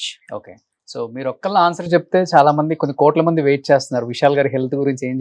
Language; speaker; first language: Telugu; native; Telugu